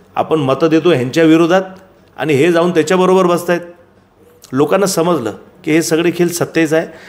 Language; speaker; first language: Marathi; non-native, local second language; Gujarati